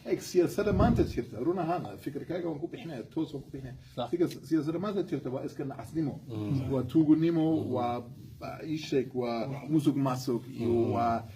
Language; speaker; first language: Somali; non-native, fluent; German